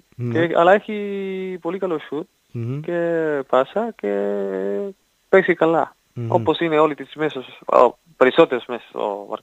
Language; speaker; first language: Greek; non-native, learner; Spanish